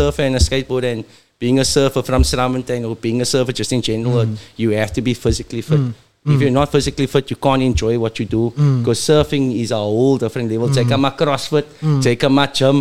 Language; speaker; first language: English; native; English